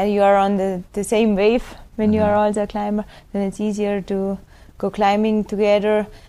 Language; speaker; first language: English; non-native, fluent; German